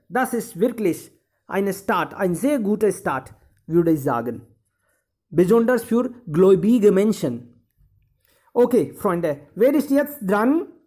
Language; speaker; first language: German; non-native, fluent; Hindi